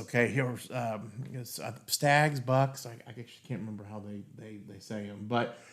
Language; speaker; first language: English; native; English